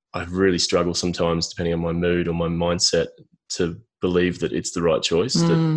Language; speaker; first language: English; native; English